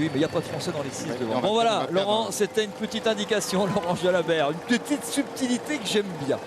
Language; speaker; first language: French; native; French